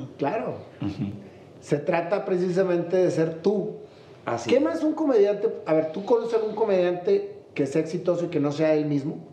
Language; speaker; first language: Spanish; native; Spanish